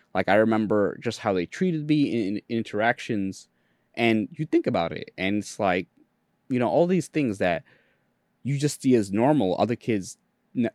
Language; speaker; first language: English; early bilingual, other home language; Bangla